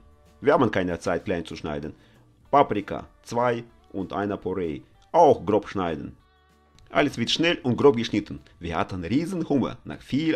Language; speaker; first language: German; non-native, fluent; Russian